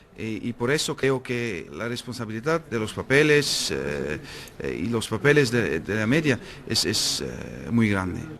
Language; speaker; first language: Spanish; non-native, fluent; Dutch